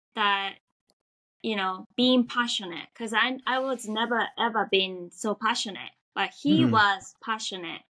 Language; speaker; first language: English; non-native, fluent; Japanese